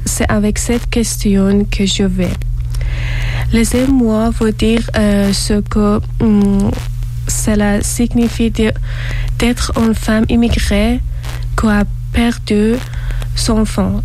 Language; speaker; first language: French; non-native, learner; Persian